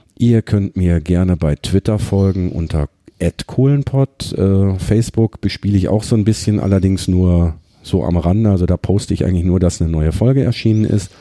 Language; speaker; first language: German; native; German